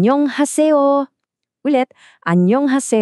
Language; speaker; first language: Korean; non-native, fluent; Filipino